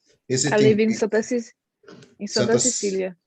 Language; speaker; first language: English; non-native, fluent; French